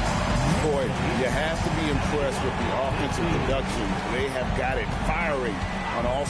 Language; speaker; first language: English; native; English